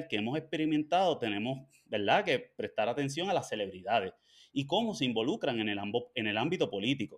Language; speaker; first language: Spanish; native; Spanish